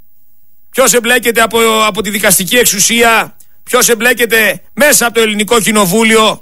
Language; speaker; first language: Greek; native; Greek